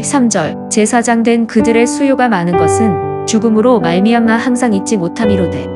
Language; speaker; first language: Korean; native; Korean